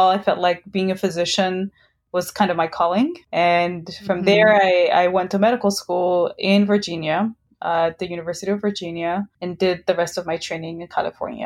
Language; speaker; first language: English; non-native, fluent; Amharic